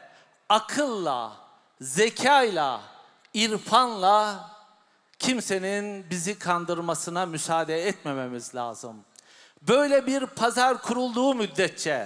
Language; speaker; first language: Turkish; native; Turkish